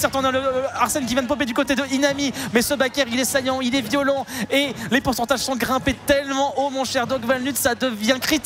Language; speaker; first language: French; native; French